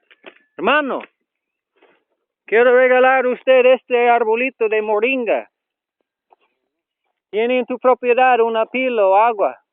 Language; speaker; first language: Spanish; non-native, learner; English